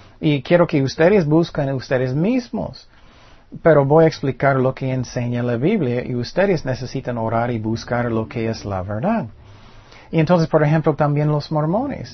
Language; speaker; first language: Spanish; non-native, fluent; English